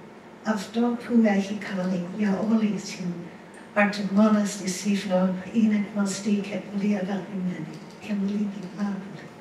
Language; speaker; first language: Greek; non-native, fluent; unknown